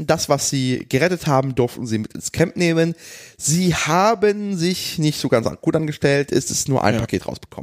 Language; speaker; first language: German; native; German